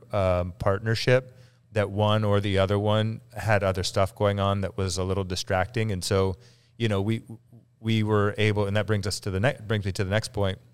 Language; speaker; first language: English; native; English